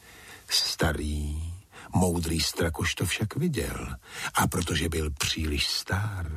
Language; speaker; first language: Czech; native; Czech